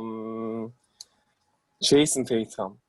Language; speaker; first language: English; non-native, learner; Korean